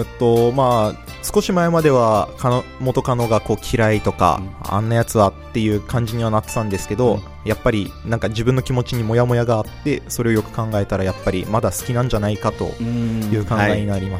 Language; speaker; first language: Japanese; early bilingual, other home language; Portuguese